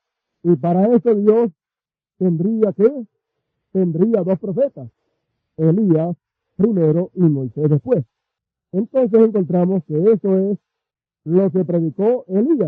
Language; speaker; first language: Spanish; native; Spanish